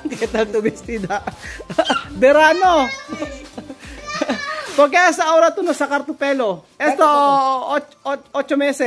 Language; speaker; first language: Spanish; non-native, learner; Filipino